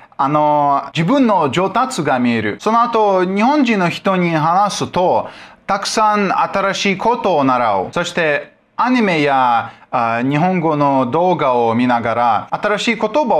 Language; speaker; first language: Japanese; non-native, learner; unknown